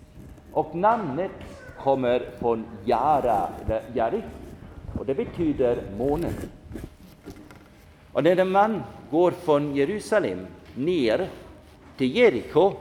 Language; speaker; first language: Swedish; non-native, fluent; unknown